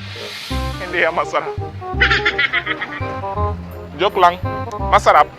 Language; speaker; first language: Filipino; non-native, learner; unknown